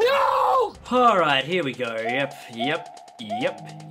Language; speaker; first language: English; native; English